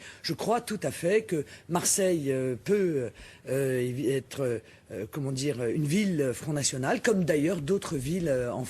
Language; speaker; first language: French; native; French